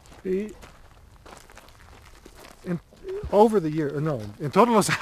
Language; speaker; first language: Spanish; non-native, learner; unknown